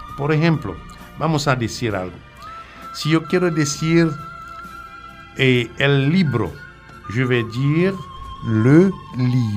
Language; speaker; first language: Spanish; non-native, fluent; French